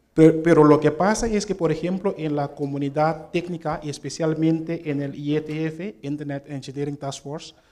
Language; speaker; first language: Spanish; non-native, fluent; Papiamento